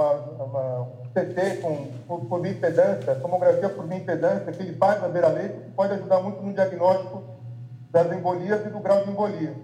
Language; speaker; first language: Portuguese; native; Portuguese